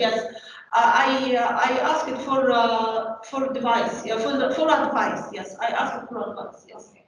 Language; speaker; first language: English; non-native, learner; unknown